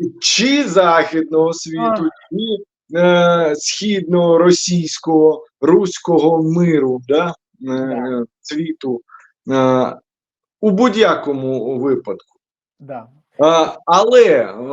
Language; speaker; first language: Ukrainian; non-native, local second language; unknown